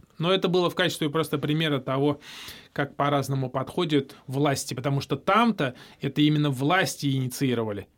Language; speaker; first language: Russian; native; Russian